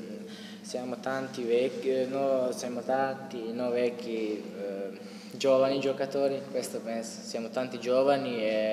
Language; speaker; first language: Italian; non-native, learner; Croatian